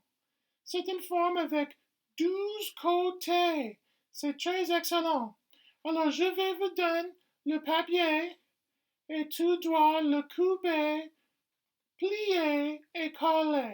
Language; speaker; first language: French; non-native, fluent; English